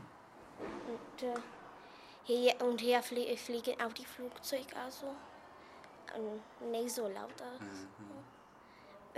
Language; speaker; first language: German; non-native, learner; Czech